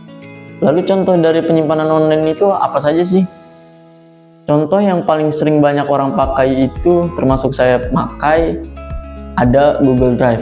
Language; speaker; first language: Indonesian; native; Indonesian